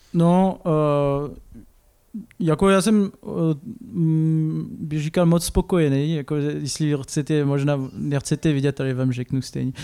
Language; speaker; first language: Czech; non-native, learner; French